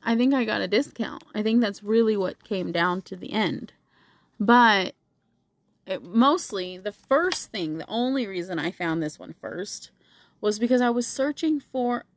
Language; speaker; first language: English; native; English